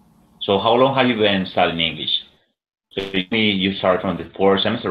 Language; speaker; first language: English; non-native, fluent; Spanish